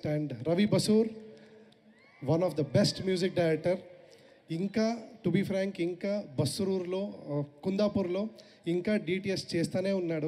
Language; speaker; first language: Telugu; non-native, learner; Kannada